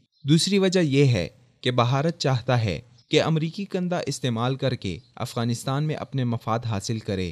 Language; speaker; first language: Urdu; native; Urdu